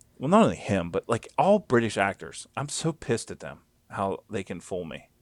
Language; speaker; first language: English; native; English